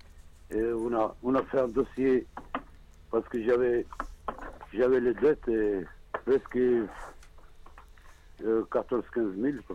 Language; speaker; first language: French; non-native, learner; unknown